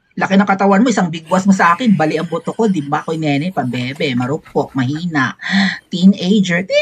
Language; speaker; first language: Filipino; native; Filipino